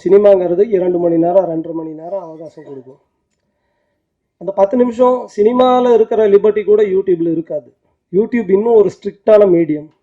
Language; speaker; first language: Tamil; native; Tamil